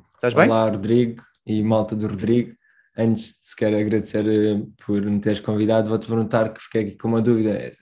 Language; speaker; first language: Portuguese; early bilingual, other home language; Romanian